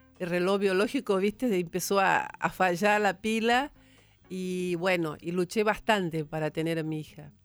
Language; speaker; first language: Spanish; non-native, fluent; Portuguese